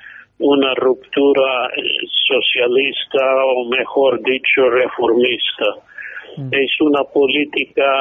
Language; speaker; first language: Spanish; non-native, fluent; English